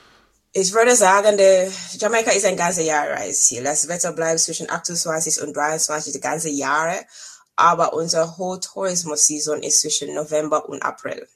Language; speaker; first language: German; non-native, fluent; English